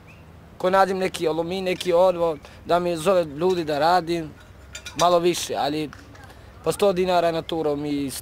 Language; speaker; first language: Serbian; non-native, local second language; Romany